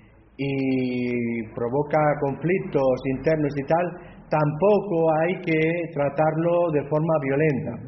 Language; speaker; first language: Spanish; native; Spanish